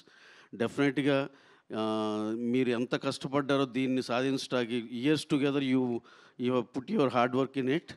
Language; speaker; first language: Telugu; native; Telugu